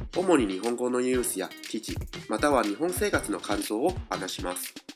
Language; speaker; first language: Japanese; non-native, fluent; Chinese